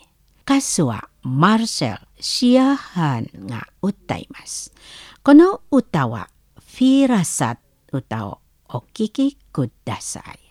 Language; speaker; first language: Japanese; non-native, learner; Indonesian